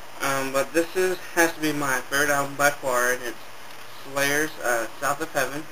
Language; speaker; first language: English; native; English